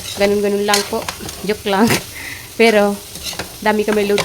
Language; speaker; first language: Filipino; non-native, learner; Punjabi